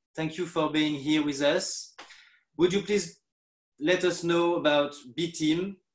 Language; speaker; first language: English; non-native, fluent; French